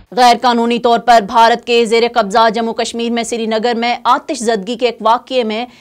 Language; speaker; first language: Urdu; native; Urdu